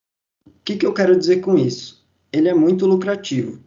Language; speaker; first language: Portuguese; native; Portuguese